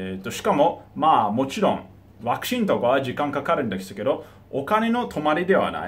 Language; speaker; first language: Japanese; early bilingual, heritage; Japanese